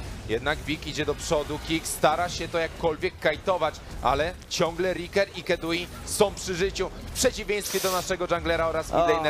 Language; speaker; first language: Polish; native; Polish